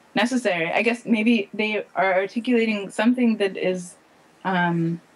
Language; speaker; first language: English; native; English